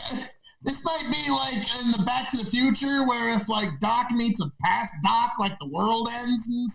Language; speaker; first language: English; native; English